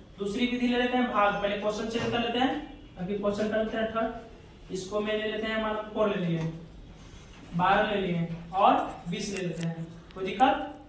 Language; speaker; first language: Hindi; native; Hindi